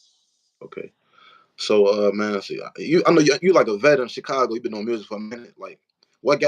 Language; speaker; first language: English; native; English